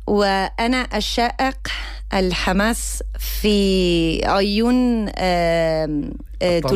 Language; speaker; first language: Arabic; non-native, learner; Spanish